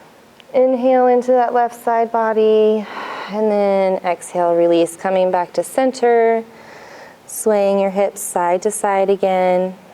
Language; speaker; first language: English; native; English